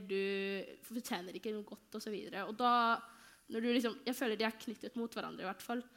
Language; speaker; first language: Norwegian; early bilingual, other home language; Somali